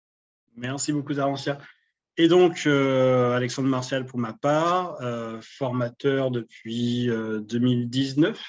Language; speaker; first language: French; native; French